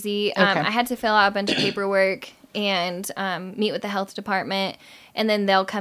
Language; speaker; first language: English; native; English